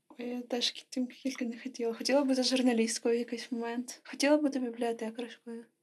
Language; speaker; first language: Ukrainian; native; Ukrainian